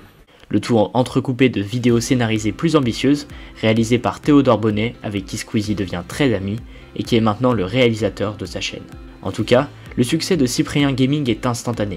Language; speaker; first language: French; native; French